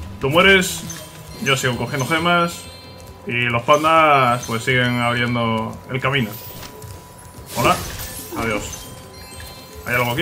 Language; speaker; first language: Spanish; native; Spanish